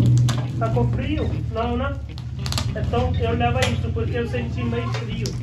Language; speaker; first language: Portuguese; non-native, learner; Hindi